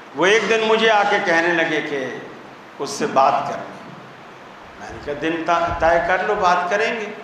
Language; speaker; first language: Urdu; non-native, local second language; Punjabi